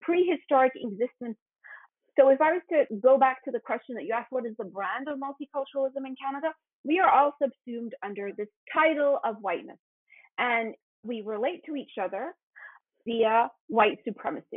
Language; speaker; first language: English; native; English